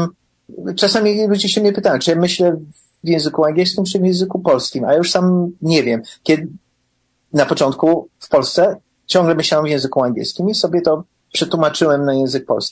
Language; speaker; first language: Polish; early bilingual, heritage; English